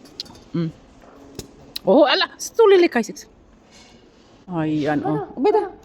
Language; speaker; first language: Finnish; non-native, learner; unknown